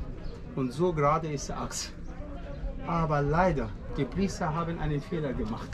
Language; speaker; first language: German; non-native, fluent; Arabic